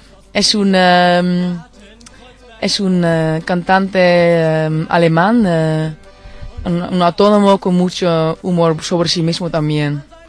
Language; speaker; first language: Spanish; non-native, fluent; Dutch